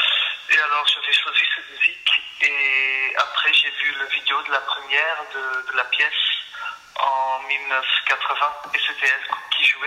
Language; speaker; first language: French; non-native, fluent; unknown